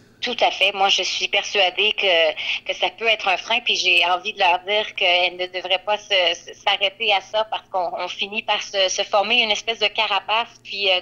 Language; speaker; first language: French; native; French